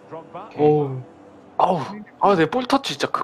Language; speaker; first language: Korean; native; Korean